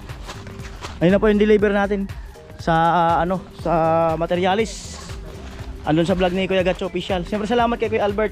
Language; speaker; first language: Filipino; native; Filipino